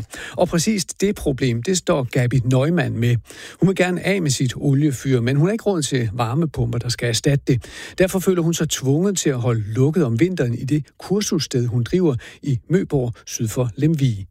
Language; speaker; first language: Danish; native; Danish